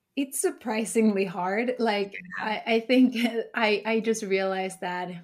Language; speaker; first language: English; early bilingual, heritage; Spanish